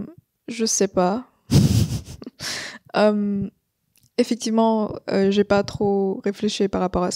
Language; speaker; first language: French; non-native, fluent; Vietnamese